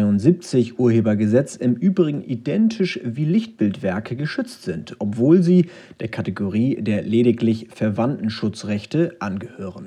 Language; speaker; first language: German; native; German